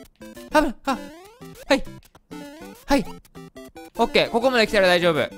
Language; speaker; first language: Japanese; native; Japanese